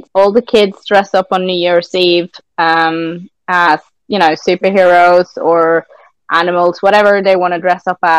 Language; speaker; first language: English; non-native, fluent; Norwegian